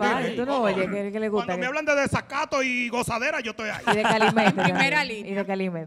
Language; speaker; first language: Spanish; native; Spanish